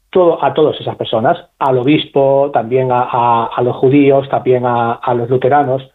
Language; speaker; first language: Spanish; native; Spanish